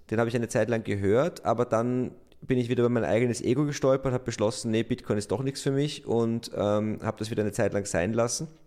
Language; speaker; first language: German; native; German